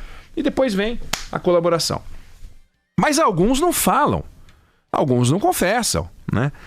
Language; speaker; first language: Portuguese; native; Portuguese